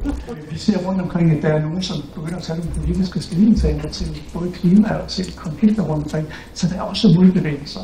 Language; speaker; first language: Danish; native; Danish